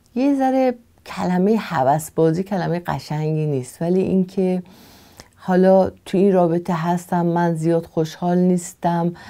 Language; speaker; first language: Persian; native; Persian